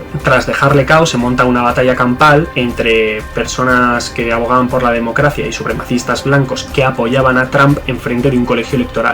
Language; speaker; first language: Spanish; native; Spanish